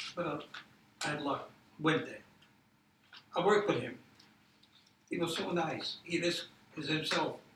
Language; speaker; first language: English; non-native, fluent; Polish